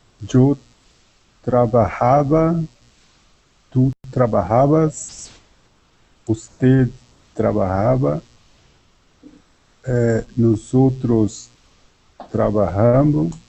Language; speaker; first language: Spanish; non-native, learner; Portuguese